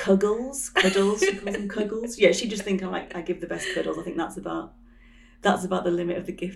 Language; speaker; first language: English; native; English